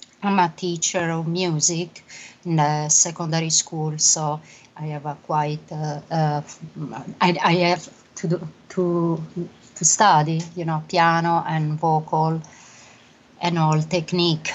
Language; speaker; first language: English; non-native, learner; Italian